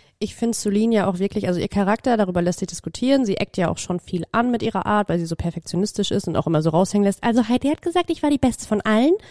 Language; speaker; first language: German; native; German